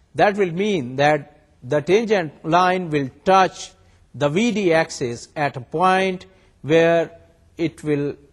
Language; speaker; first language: English; non-native, local second language; Urdu